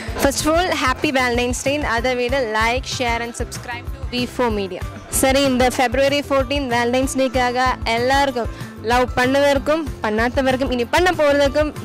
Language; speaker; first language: Tamil; non-native, local second language; Malayalam